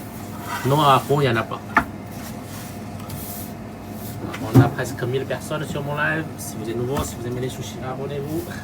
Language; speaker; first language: French; non-native, local second language; Chinese